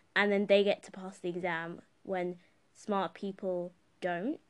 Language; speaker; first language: English; native; English